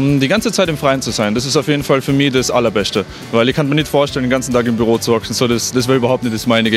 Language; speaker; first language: German; native; German